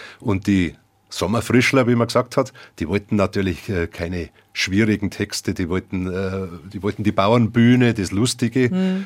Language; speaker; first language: German; native; German